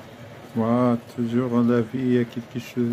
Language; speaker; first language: French; non-native, fluent; Arabic